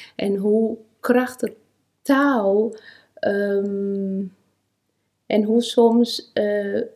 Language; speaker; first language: Dutch; non-native, fluent; Portuguese